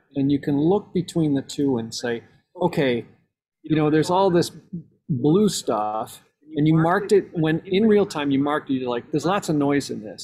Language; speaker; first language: English; native; English